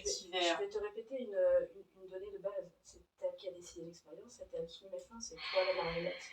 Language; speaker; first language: French; native; French